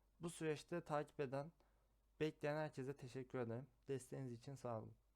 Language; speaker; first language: Turkish; native; Turkish